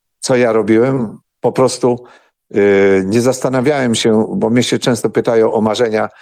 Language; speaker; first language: Polish; non-native, local second language; Ukrainian